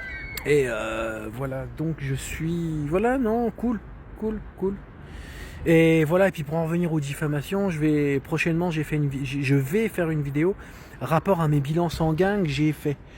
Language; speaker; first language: French; native; French